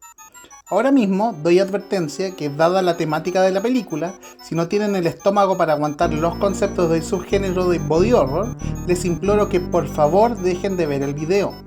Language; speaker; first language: Spanish; native; Spanish